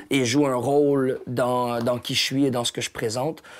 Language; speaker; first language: French; native; French